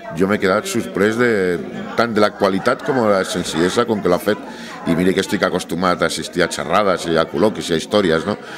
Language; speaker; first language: Catalan; native; Catalan